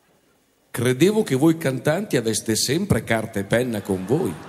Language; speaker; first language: Italian; native; Italian